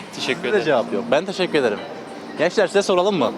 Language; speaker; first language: Turkish; native; Turkish